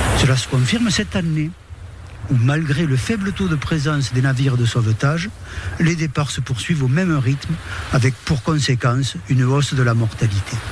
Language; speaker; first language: French; native; French